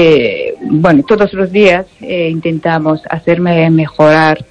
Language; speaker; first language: Spanish; non-native, learner; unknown